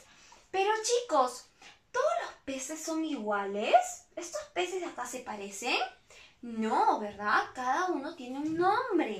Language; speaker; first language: Spanish; native; Spanish